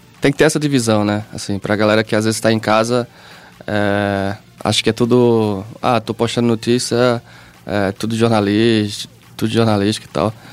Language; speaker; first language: Portuguese; native; Portuguese